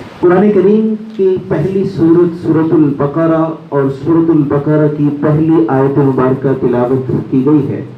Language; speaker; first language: Urdu; non-native, local second language; Punjabi